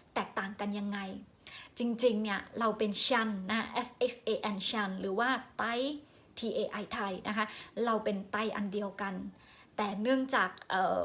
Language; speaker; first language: Thai; non-native, local second language; Shan